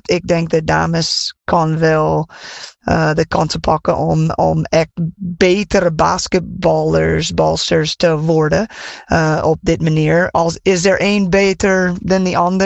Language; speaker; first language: Dutch; non-native, fluent; English